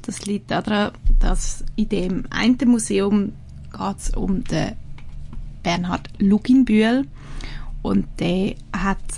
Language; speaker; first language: German; native; German